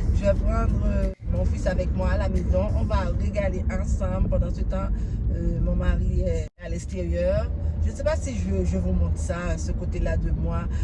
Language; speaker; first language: French; non-native, local second language; Haitian Creole